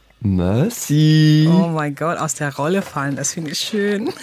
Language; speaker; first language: German; non-native, fluent; English